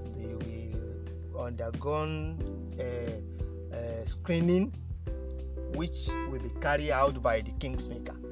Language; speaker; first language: English; non-native, local second language; Yoruba